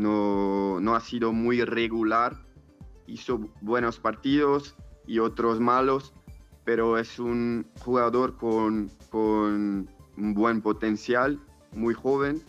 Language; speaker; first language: Spanish; non-native, fluent; Portuguese